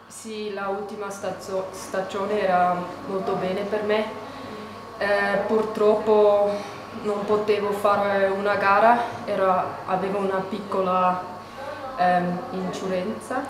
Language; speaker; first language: Italian; non-native, learner; German